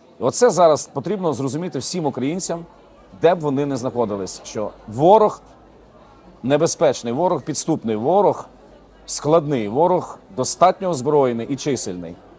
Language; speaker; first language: Ukrainian; native; Ukrainian